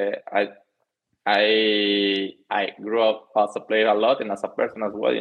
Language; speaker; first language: English; non-native, fluent; Spanish